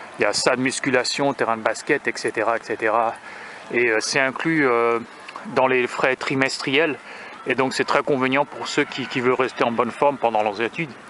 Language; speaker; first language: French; native; French